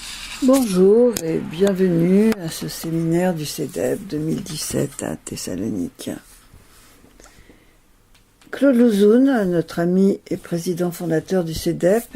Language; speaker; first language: French; native; French